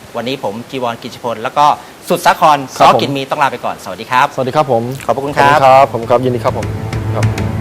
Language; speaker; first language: Thai; non-native, fluent; Spanish